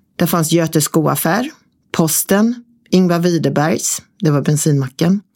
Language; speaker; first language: Swedish; native; Swedish